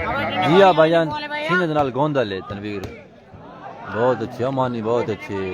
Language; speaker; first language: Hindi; non-native, local second language; Punjabi